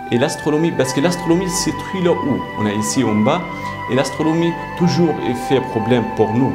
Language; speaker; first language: French; non-native, learner; Arabic